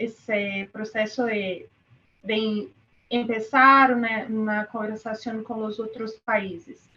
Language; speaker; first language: Spanish; non-native, fluent; Portuguese